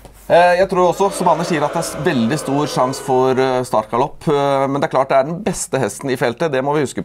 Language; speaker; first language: Norwegian; native; Norwegian